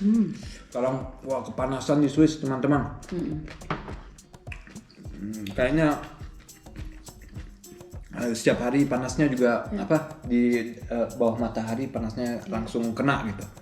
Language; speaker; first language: Indonesian; early bilingual, heritage; German